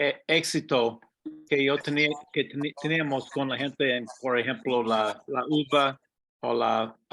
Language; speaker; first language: Spanish; non-native, fluent; English